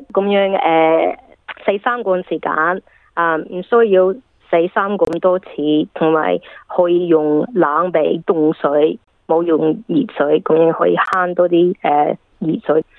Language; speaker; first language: Cantonese; early bilingual, heritage; English